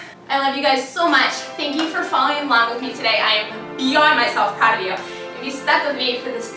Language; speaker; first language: English; native; English